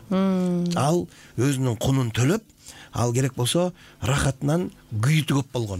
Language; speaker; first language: Kyrgyz; native; Kyrgyz